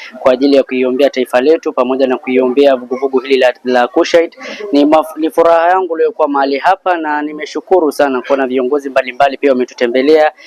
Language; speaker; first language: Swahili; non-native, local second language; Somali